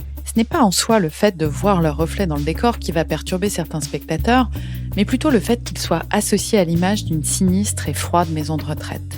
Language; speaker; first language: French; native; French